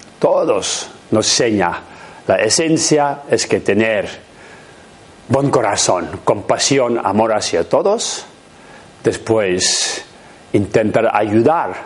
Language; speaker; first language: Spanish; non-native, learner; Tibetan